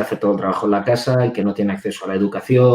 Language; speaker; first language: Spanish; native; Spanish